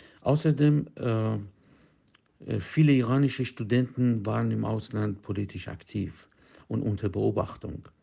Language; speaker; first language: German; non-native, fluent; Persian